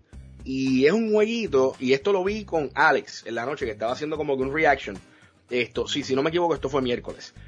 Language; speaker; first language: Spanish; native; Spanish